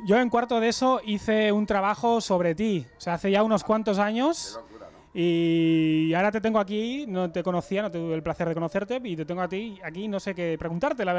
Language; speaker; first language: Spanish; non-native, local second language; Catalan